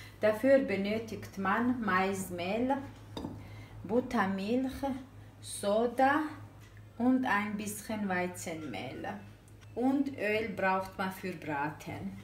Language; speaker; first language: German; non-native, fluent; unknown